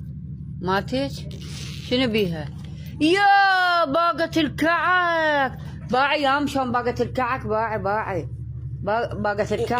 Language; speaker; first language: Arabic; native; Arabic